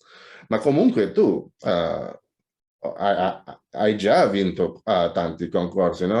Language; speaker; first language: Italian; non-native, fluent; Indonesian